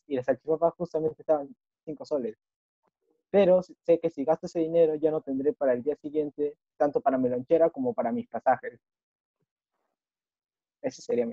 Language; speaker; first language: Spanish; native; Spanish